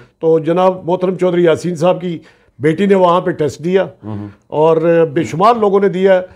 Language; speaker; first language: Urdu; non-native, local second language; Pashto